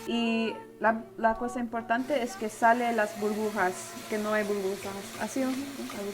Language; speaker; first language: Spanish; early bilingual, heritage; Spanish